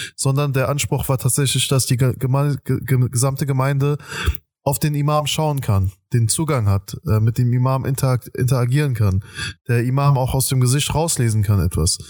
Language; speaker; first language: German; early bilingual, other home language; Persian